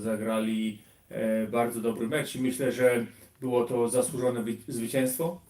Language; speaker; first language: Polish; early bilingual, heritage; Polish